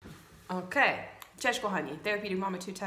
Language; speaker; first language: Polish; non-native, fluent; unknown